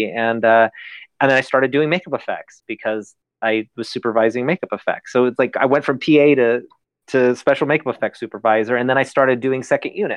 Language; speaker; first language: English; native; English